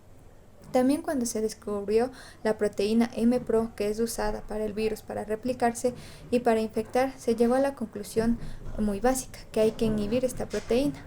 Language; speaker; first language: Spanish; native; Spanish